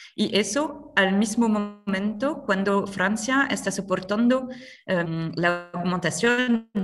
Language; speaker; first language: Spanish; non-native, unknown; French